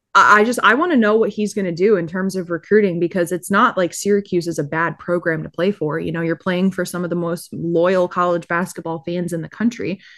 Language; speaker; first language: English; native; English